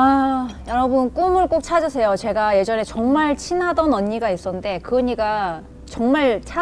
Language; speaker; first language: Korean; native; Korean